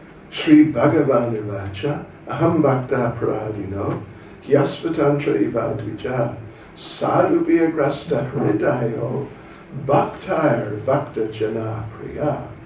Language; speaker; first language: Russian; non-native, learner; English